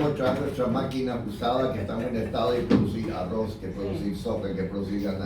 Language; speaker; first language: Spanish; native; Spanish